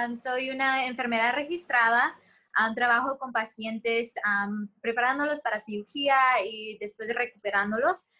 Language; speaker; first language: Spanish; early bilingual, heritage; Spanish